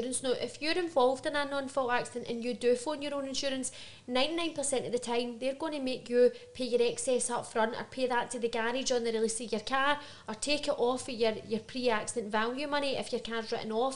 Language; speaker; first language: English; native; English